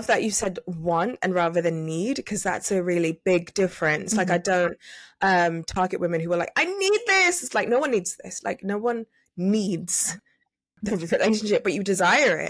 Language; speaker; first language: English; native; English